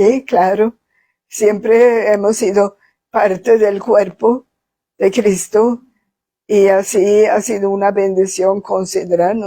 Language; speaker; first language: Spanish; non-native, fluent; Swedish